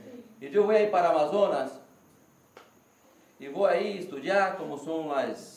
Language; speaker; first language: Spanish; non-native, learner; Portuguese